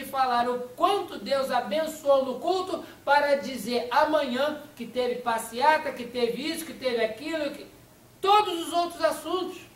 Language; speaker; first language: Portuguese; native; Portuguese